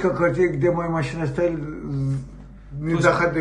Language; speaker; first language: Russian; non-native, local second language; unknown